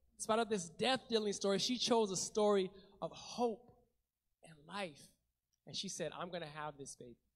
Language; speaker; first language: English; native; English